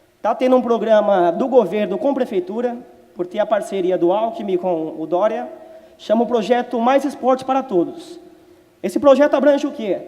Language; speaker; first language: Portuguese; native; Portuguese